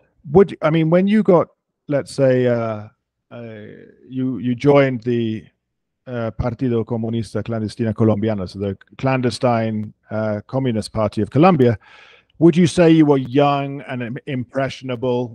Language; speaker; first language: English; native; English